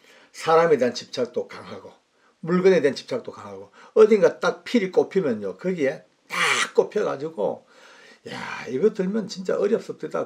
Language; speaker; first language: Korean; native; Korean